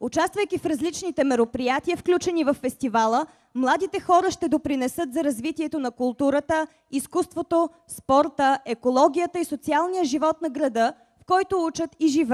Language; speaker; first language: Bulgarian; native; Bulgarian